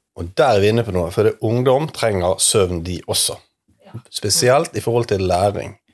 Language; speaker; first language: Norwegian; native; Norwegian